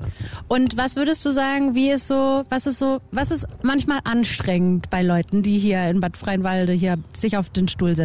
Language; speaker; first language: German; native; German